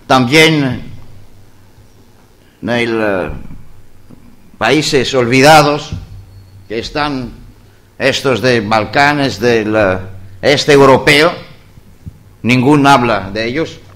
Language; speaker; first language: Spanish; non-native, fluent; Greek